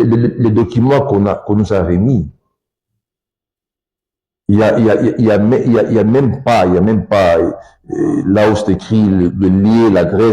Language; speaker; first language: French; non-native, local second language; Lingala